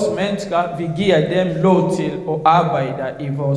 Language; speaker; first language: Danish; non-native, fluent; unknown